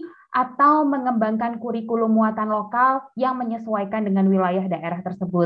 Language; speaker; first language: Indonesian; native; Indonesian